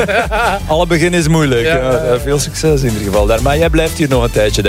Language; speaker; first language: Dutch; native; Dutch